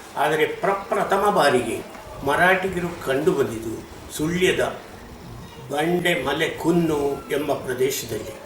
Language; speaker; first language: Kannada; non-native, local second language; Marathi